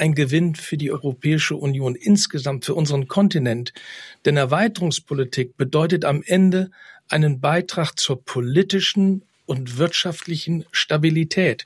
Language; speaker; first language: German; native; German